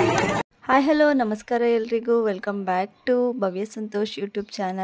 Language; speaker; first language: Kannada; native; Kannada